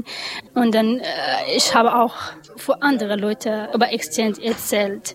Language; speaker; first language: German; non-native, learner; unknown